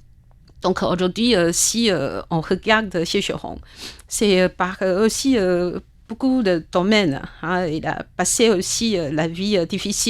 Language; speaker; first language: French; non-native, fluent; Chinese